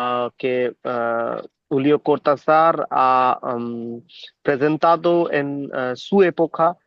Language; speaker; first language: Spanish; non-native, learner; Bangla